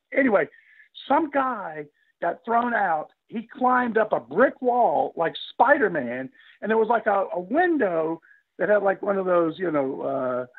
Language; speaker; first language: English; native; English